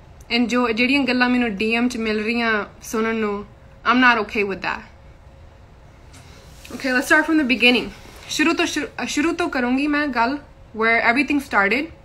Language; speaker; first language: Punjabi; early bilingual, heritage; Punjabi